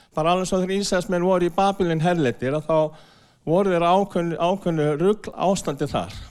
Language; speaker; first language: Icelandic; non-native, fluent; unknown